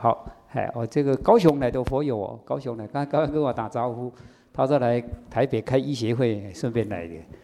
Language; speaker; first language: Chinese; native; Chinese